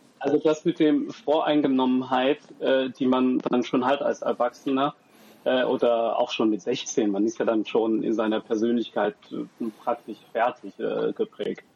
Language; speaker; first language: German; early bilingual, other home language; French